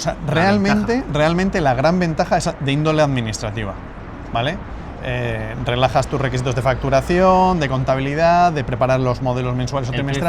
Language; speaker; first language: Spanish; native; Spanish